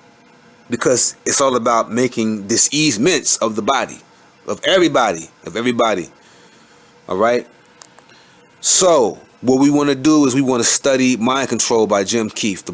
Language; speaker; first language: English; native; English